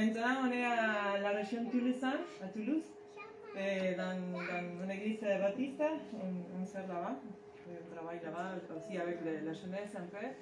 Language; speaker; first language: French; non-native, learner; Spanish